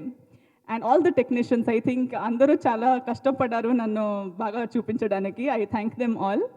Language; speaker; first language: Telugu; non-native, local second language; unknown